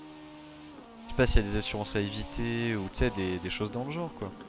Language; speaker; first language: French; native; French